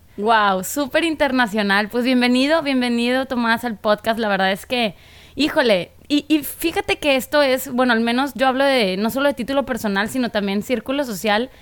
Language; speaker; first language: Spanish; native; Spanish